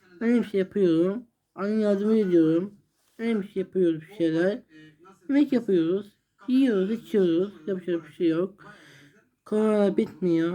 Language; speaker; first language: Turkish; non-native, learner; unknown